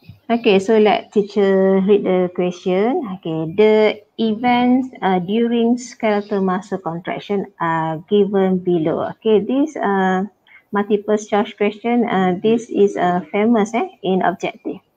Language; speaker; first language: English; non-native, local second language; Malay